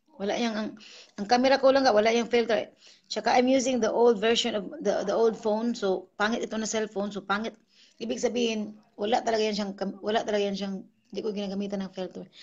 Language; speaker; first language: Filipino; non-native, local second language; Cebuano